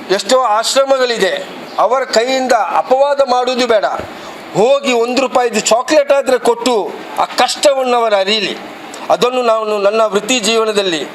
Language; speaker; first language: Kannada; non-native, local second language; Badaga